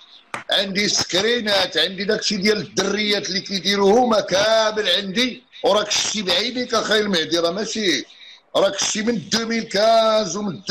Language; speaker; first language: Arabic; native; Arabic